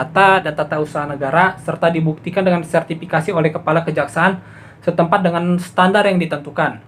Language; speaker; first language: Indonesian; native; Indonesian